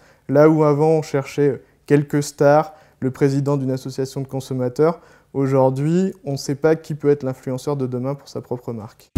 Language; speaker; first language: French; native; French